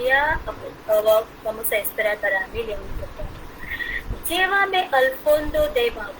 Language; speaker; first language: Spanish; non-native, fluent; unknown